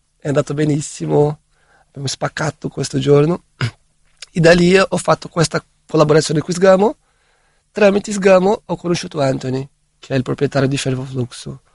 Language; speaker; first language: Italian; non-native, fluent; Portuguese